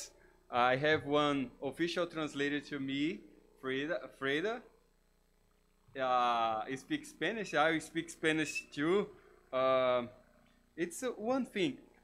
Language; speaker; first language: English; non-native, learner; Portuguese